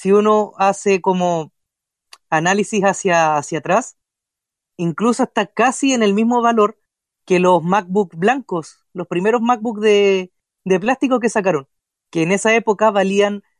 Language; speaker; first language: Spanish; native; Spanish